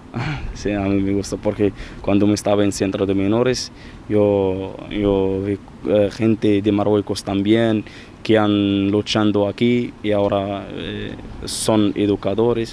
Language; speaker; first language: Spanish; non-native, fluent; Arabic